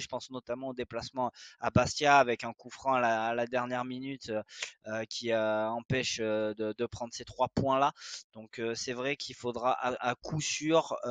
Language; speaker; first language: French; native; French